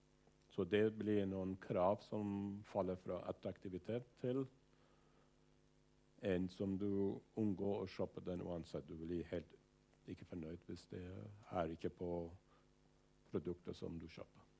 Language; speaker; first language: Norwegian; non-native, fluent; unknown